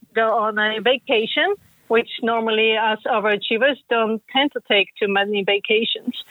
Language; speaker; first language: English; non-native, fluent; Bulgarian